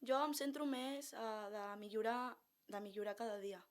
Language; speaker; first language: Catalan; non-native, local second language; Spanish